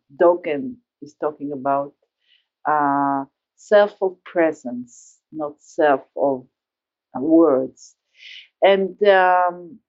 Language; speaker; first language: English; non-native, learner; Hebrew